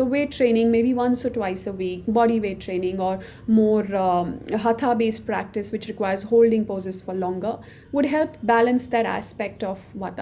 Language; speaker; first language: English; non-native, local second language; Hindi